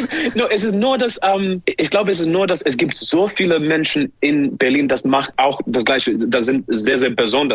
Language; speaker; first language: German; non-native, learner; English